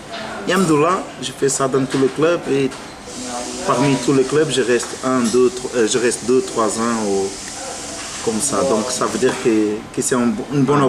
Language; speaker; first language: French; non-native, fluent; Portuguese